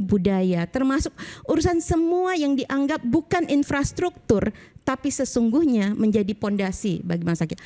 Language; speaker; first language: Indonesian; native; Indonesian